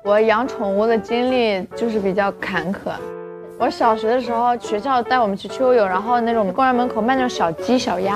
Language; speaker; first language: Chinese; native; Chinese